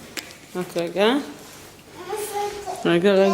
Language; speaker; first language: Hebrew; native; Hebrew